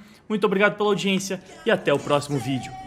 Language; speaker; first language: Portuguese; native; Portuguese